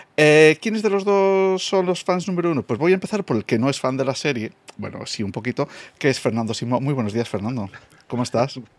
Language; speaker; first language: Spanish; non-native, fluent; English